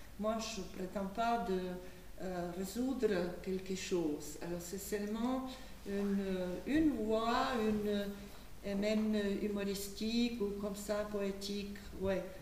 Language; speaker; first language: French; non-native, fluent; Slovak